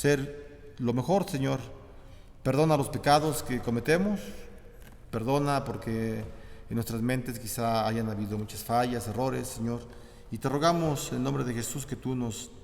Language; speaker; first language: Spanish; native; Spanish